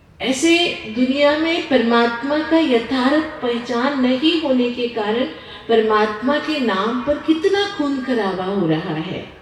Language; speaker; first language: Hindi; non-native, local second language; Kannada